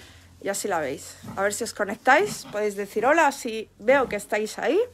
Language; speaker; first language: Spanish; native; Spanish